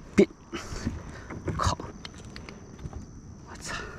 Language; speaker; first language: Chinese; native; Chinese